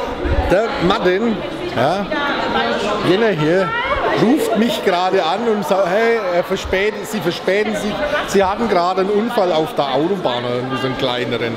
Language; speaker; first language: German; native; German